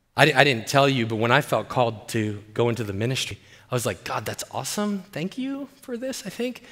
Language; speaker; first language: English; native; English